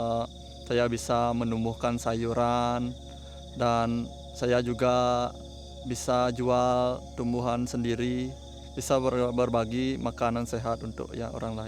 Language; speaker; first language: Indonesian; non-native, local second language; Balinese